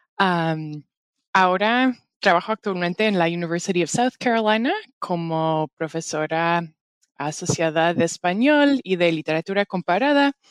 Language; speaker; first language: Spanish; non-native, fluent; English